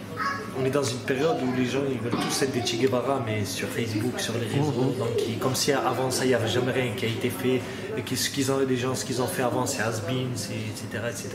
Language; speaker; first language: French; native; French